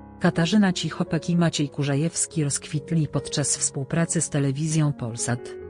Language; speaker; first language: Polish; native; Polish